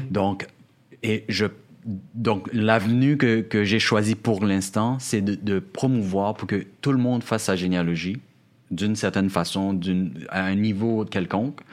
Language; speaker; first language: French; native; French